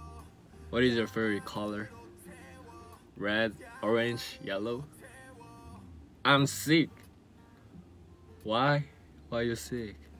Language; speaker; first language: English; non-native, learner; Korean